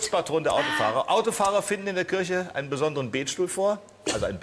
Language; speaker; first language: German; native; German